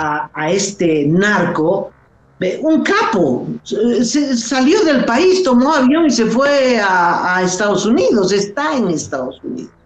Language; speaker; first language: Spanish; native; Spanish